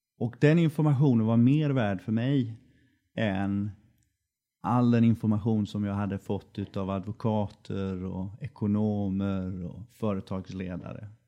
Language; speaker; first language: Swedish; native; Swedish